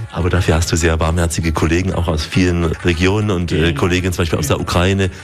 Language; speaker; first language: German; native; German